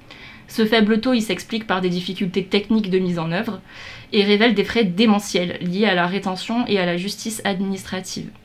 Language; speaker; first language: French; native; French